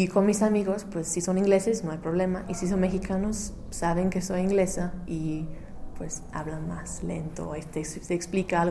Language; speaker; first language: Spanish; non-native, fluent; English